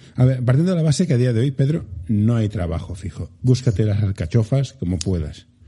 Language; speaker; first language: Spanish; native; Spanish